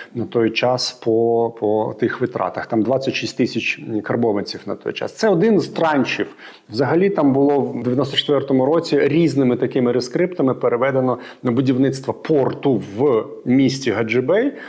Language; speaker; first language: Ukrainian; non-native, local second language; Russian